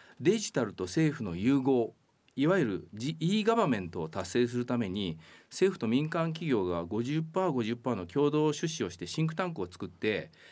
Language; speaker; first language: Japanese; native; Japanese